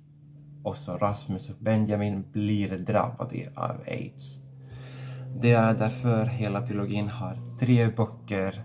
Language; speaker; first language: Swedish; non-native, fluent; Catalan